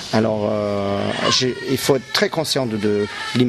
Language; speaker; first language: French; non-native, local second language; English